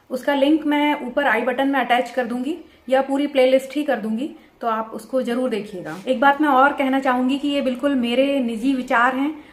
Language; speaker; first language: Hindi; native; Hindi